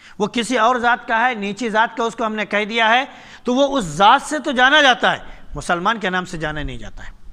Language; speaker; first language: Urdu; native; Urdu